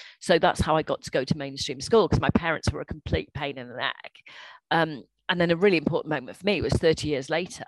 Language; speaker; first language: English; native; English